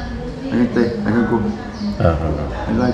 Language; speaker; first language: English; non-native, learner; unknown